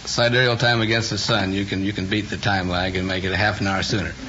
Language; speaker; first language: English; native; English